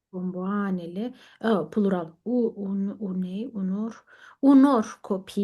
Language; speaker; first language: Romanian; non-native, learner; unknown